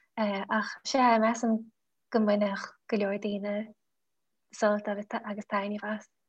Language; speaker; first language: Irish; non-native, local second language; English